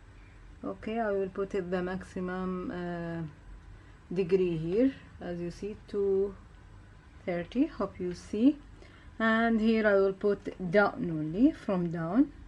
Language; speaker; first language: English; non-native, learner; Arabic